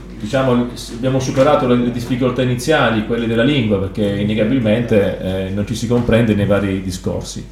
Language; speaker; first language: Italian; native; Italian